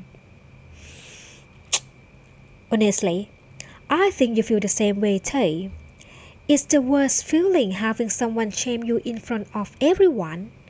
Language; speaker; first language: English; non-native, fluent; Thai